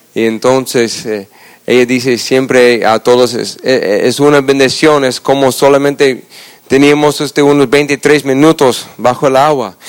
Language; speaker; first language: Spanish; non-native, fluent; English